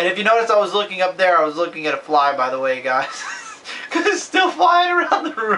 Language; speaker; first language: English; native; English